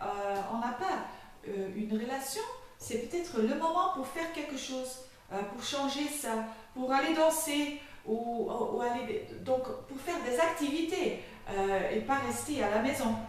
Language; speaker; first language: French; non-native, fluent; Dutch